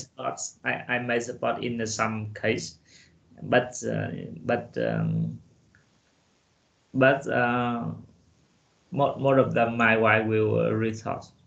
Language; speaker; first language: English; non-native, learner; Vietnamese